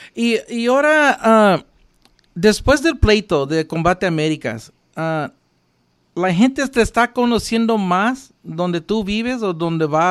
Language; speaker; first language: Spanish; early bilingual, heritage; Spanish